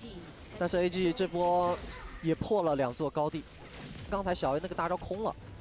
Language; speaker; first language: Chinese; native; Chinese